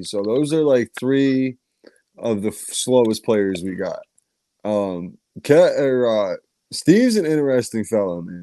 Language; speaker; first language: English; native; English